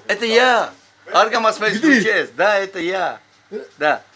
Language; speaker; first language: Russian; non-native, learner; Armenian